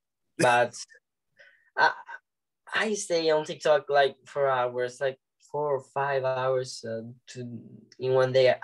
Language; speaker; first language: English; non-native, learner; Italian